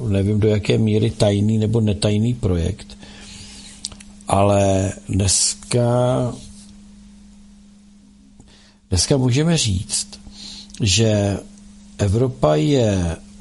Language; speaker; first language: Czech; native; Czech